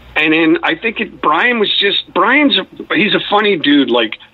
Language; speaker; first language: English; native; English